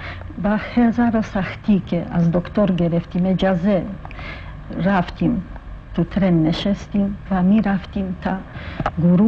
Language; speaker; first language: Persian; non-native, fluent; Polish